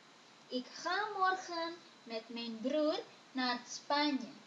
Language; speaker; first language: Dutch; non-native, fluent; Indonesian